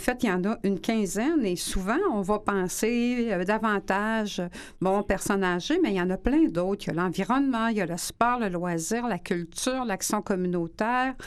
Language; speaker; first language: French; native; French